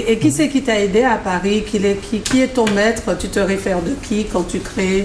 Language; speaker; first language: French; native; French